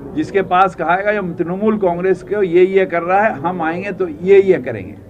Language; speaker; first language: Hindi; non-native, local second language; Bangla